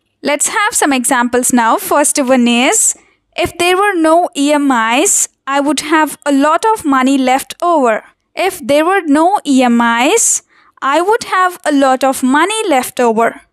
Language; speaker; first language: English; non-native, local second language; Telugu